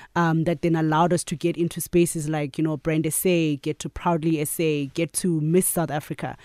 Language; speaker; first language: English; non-native, local second language; Zulu